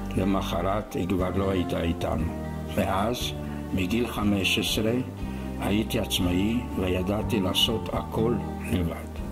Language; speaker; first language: Hebrew; non-native, fluent; Romanian